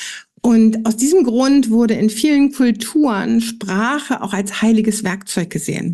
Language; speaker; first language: German; native; German